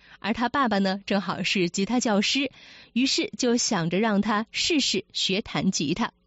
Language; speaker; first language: Chinese; native; Chinese